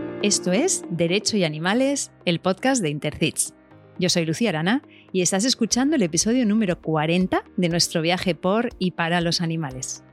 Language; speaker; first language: Spanish; native; Spanish